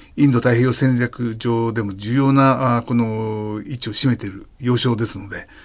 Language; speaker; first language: Japanese; native; Japanese